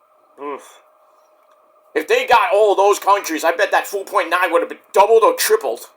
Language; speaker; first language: English; native; English